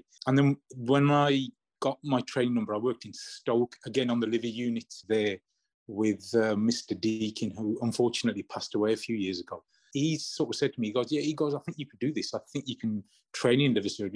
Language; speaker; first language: English; native; English